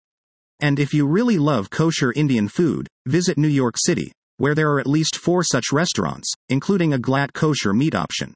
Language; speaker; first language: English; early bilingual, other home language; Persian